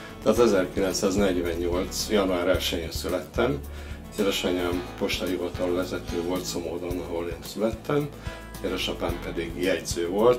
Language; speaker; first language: Hungarian; native; Hungarian